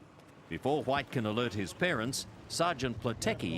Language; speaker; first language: English; native; English